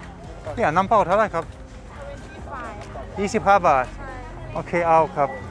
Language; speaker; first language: Thai; non-native, learner; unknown